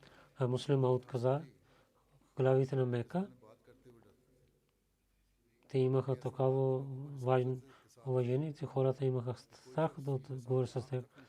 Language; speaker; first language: Bulgarian; non-native, learner; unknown